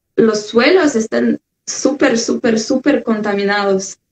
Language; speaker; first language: Spanish; non-native, fluent; Portuguese